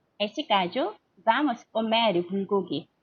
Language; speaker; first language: Portuguese; non-native, learner; Korean